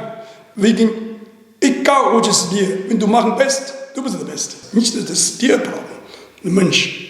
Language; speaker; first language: German; non-native, learner; Chinese